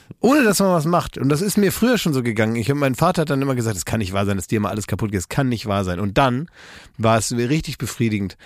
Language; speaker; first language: German; native; German